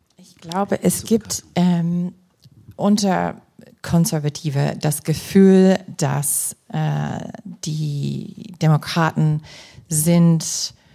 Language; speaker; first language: German; non-native, fluent; English